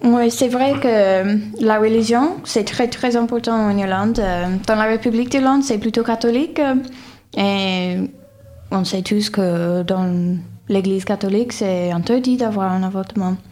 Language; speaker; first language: French; non-native, fluent; English